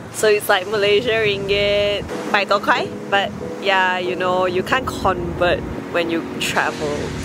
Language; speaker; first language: English; non-native, local second language; Chinese